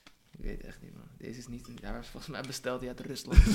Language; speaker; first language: Dutch; native; Dutch